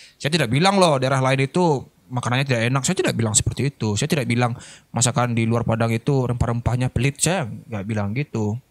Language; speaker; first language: Indonesian; native; Indonesian